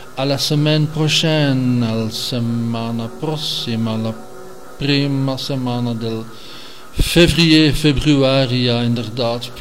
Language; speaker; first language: English; non-native, fluent; Dutch